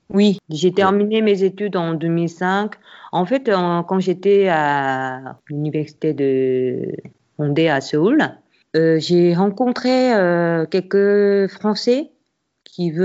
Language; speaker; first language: French; non-native, fluent; Korean